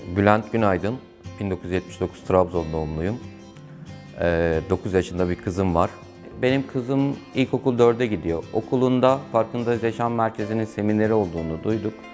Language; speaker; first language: Turkish; native; Turkish